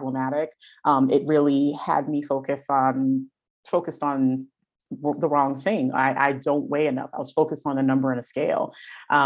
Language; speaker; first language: English; native; English